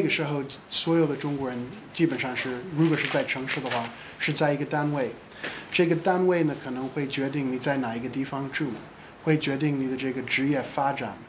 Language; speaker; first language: Chinese; non-native, fluent; English